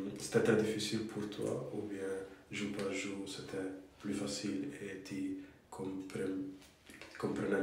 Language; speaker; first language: French; non-native, fluent; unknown